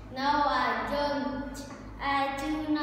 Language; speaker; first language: English; non-native, learner; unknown